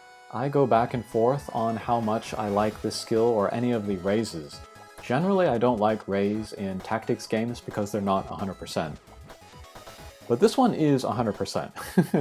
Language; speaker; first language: English; native; English